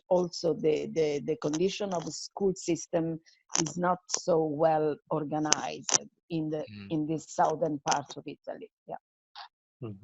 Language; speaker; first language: English; non-native, fluent; Italian